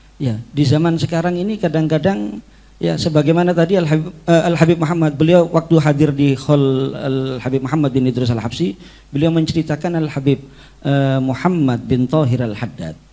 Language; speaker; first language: Indonesian; native; Indonesian